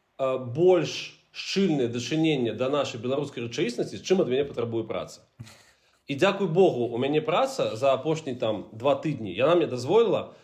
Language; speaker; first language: Belarusian; non-native, local second language; Russian